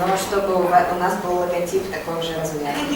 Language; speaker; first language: Russian; non-native, fluent; German